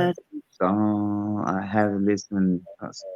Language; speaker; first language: English; non-native, learner; Portuguese